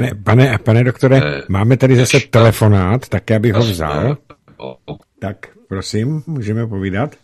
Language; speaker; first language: Czech; native; Czech